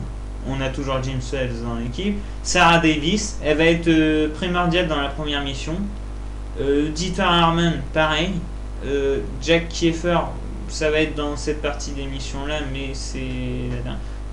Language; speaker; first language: French; native; French